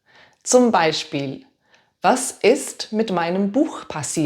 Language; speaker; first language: German; non-native, fluent; English